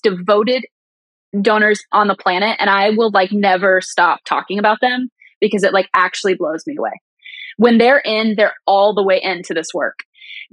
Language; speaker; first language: English; native; English